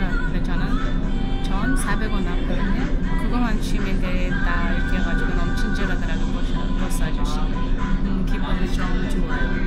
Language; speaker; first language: Korean; non-native, fluent; Uzbek